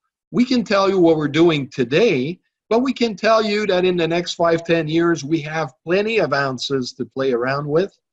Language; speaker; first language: English; non-native, local second language; French